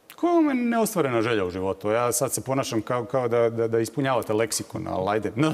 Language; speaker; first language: Croatian; native; Croatian